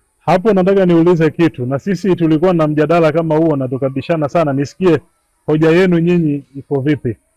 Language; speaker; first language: Swahili; native; Swahili